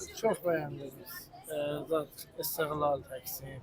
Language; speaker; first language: Turkish; non-native, learner; Persian